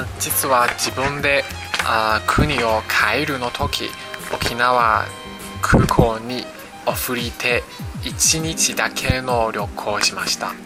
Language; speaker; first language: Japanese; non-native, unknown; Chinese